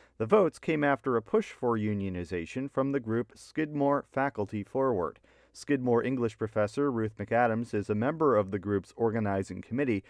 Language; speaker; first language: English; native; English